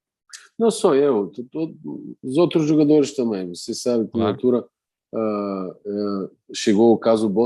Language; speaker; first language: Portuguese; non-native, fluent; Bulgarian